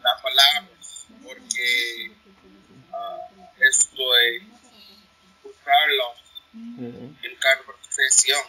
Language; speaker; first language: Spanish; non-native, learner; English